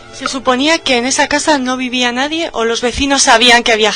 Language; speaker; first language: Spanish; native; Spanish